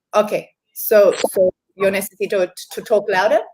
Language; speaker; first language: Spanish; non-native, learner; English